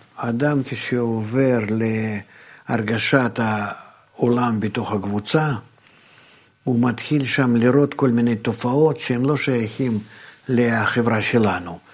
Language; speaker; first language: Hebrew; non-native, fluent; Russian